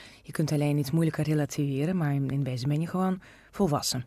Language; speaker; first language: Dutch; non-native, fluent; Russian